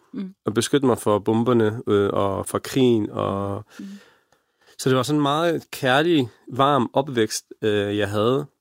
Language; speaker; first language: Danish; early bilingual, other home language; Arabic